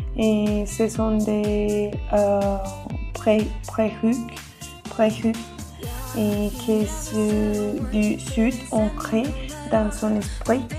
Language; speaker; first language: French; non-native, learner; Spanish